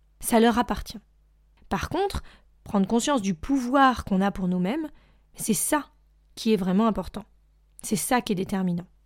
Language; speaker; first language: French; native; French